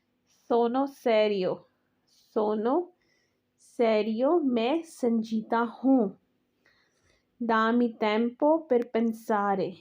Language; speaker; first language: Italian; non-native, learner; Urdu